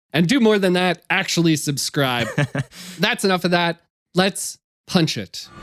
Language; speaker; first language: English; native; English